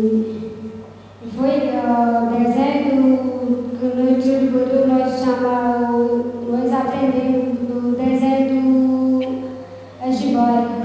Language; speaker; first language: Portuguese; non-native, local second language; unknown